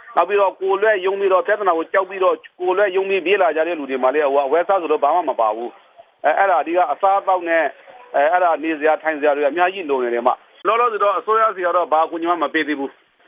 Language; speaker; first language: Burmese; native; Burmese